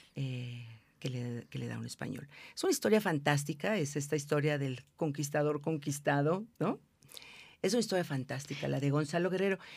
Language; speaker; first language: Spanish; native; Spanish